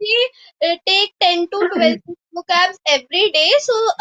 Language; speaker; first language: English; non-native, local second language; Hindi